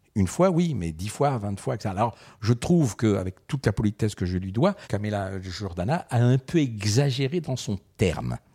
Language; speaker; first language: French; early bilingual, other home language; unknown